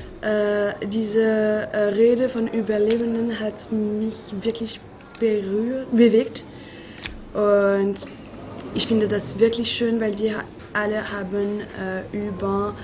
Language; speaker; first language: German; non-native, fluent; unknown